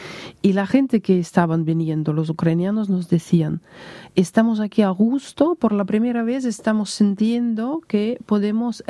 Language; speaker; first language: Spanish; non-native, fluent; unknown